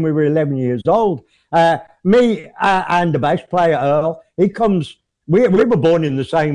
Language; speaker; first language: English; native; English